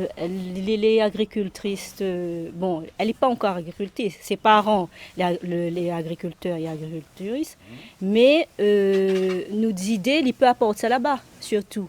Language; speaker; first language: French; non-native, local second language; Réunion Creole French